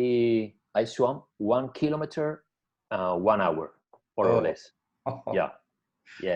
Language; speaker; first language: English; non-native, learner; Spanish